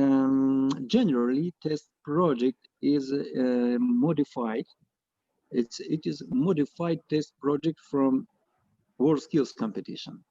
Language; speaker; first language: English; non-native, fluent; Russian